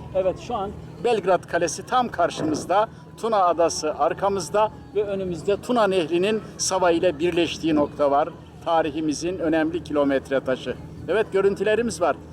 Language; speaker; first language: Turkish; native; Turkish